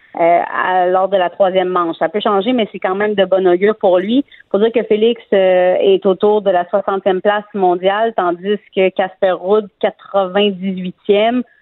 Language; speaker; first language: French; native; French